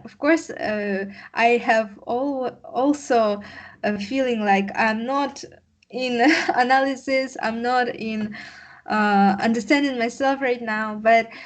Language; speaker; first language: English; non-native, learner; Russian